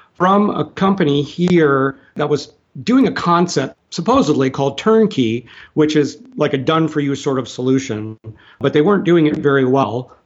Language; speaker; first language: English; native; English